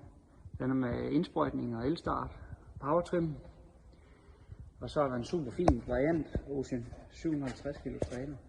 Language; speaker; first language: Danish; native; Danish